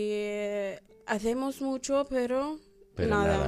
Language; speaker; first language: Spanish; non-native, learner; Arabic